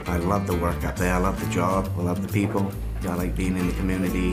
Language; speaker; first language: English; native; English